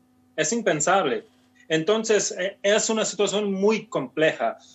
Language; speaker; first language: Spanish; non-native, fluent; Portuguese